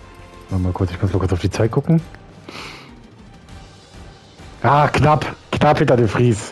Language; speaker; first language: German; native; German